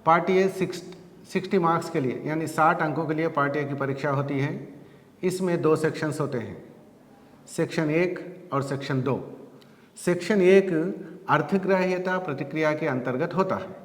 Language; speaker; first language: Hindi; non-native, local second language; Telugu